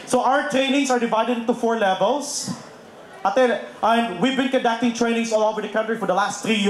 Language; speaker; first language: English; non-native, local second language; Filipino